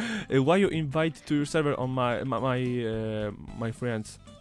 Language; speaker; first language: English; non-native, learner; Polish